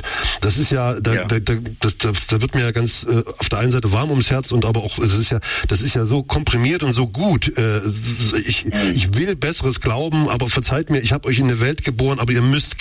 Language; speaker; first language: German; native; German